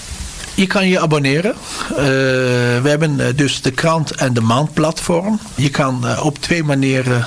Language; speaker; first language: Dutch; non-native, fluent; Turkish